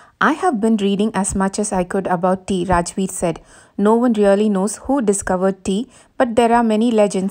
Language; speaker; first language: English; non-native, local second language; Tamil